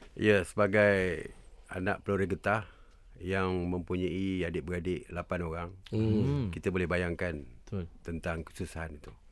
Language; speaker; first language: Malay; native; Malay